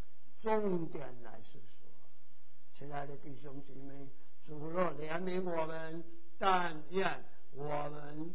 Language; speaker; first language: Chinese; native; Chinese